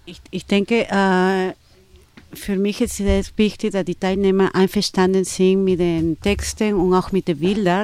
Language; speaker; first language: German; non-native, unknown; Spanish